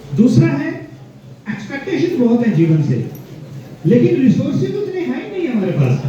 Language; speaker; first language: Hindi; non-native, local second language; Gujarati